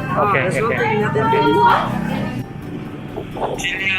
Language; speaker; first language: English; non-native, learner; Cebuano